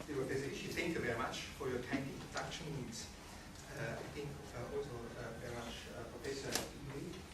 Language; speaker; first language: English; non-native, fluent; German